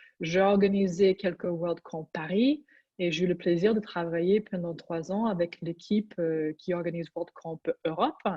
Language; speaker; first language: French; non-native, fluent; English